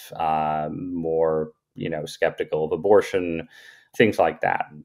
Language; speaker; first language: English; native; English